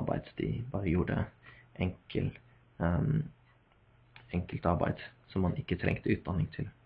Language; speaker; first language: Norwegian; non-native, fluent; English